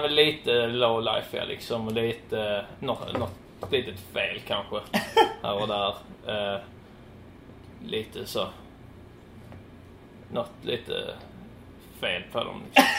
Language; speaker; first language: Swedish; native; Swedish